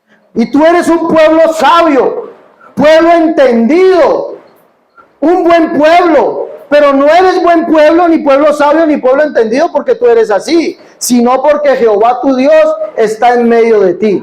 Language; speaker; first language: Spanish; native; Spanish